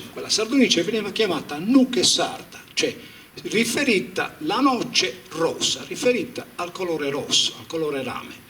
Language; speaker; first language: Italian; native; Italian